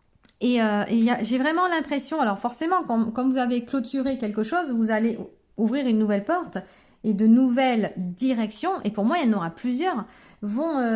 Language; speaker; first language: French; native; French